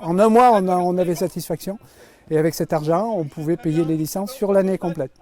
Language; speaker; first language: French; native; French